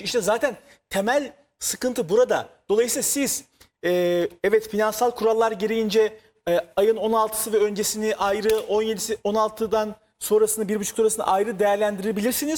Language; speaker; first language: Turkish; native; Turkish